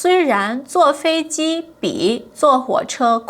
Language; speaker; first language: Chinese; non-native, fluent; Portuguese